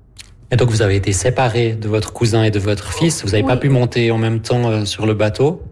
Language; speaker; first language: French; native; French